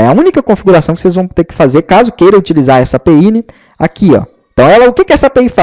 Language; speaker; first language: Portuguese; native; Portuguese